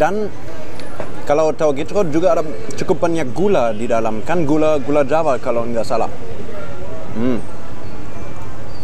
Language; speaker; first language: Indonesian; non-native, fluent; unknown